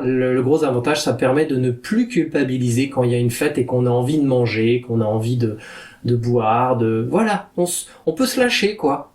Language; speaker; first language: French; native; French